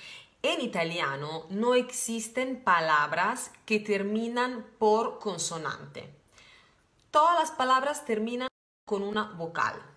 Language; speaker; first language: Spanish; non-native, fluent; Italian